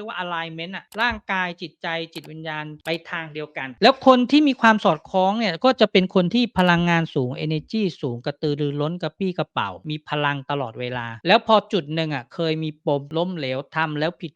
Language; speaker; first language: Thai; native; Thai